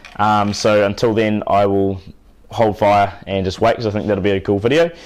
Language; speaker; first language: English; native; English